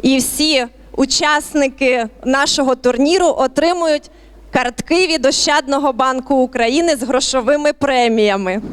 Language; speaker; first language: Ukrainian; native; Ukrainian